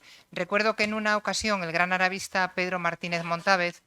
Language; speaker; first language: Spanish; native; Spanish